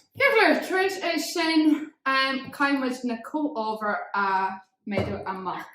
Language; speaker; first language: Irish; non-native, local second language; English